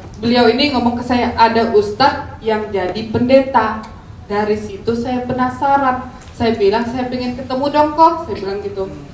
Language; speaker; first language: Indonesian; native; Indonesian